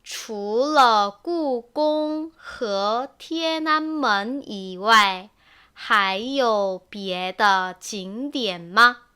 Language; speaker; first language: Chinese; non-native, fluent; Korean